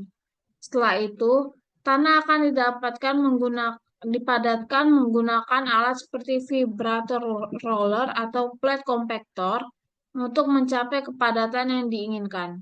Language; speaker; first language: Indonesian; native; Indonesian